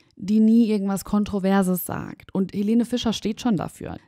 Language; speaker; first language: German; native; German